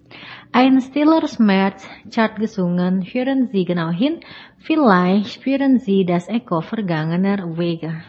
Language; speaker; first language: German; non-native, fluent; Indonesian